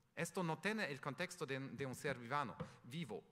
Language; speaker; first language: Spanish; non-native, fluent; German